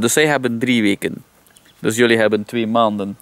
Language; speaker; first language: Dutch; native; Dutch